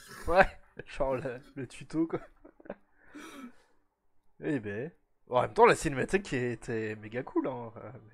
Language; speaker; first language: French; native; French